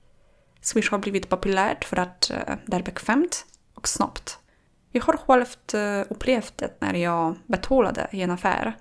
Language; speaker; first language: Swedish; non-native, fluent; Polish